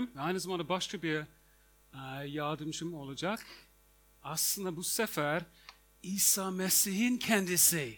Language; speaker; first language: Turkish; non-native, fluent; English